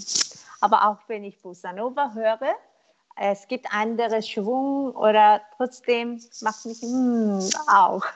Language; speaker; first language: German; non-native, learner; Korean